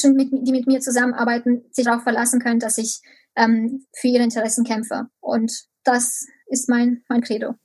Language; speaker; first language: German; early bilingual, other home language; Romanian